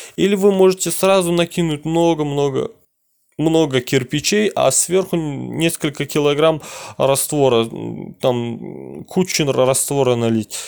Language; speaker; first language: Russian; non-native, local second language; Kazakh